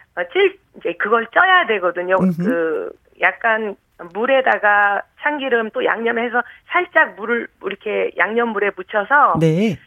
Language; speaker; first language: Korean; native; Korean